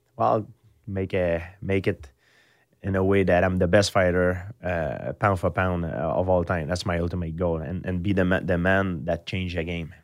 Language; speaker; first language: English; non-native, fluent; French